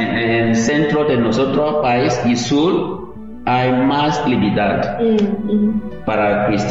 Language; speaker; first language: Spanish; non-native, learner; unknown